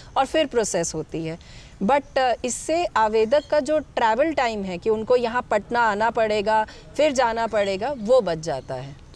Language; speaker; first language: Hindi; native; Hindi